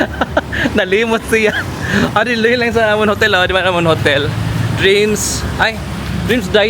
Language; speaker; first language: Filipino; non-native, local second language; Waray